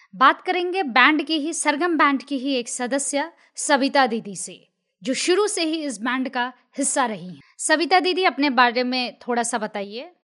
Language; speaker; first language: Hindi; native; Hindi